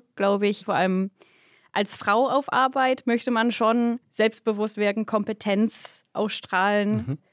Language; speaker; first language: German; non-native, fluent; English